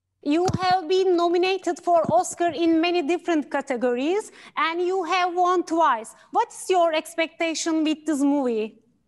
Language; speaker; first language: English; non-native, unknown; Turkish